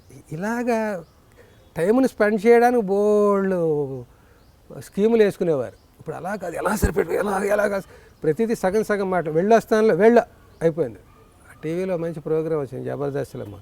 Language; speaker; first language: Telugu; native; Telugu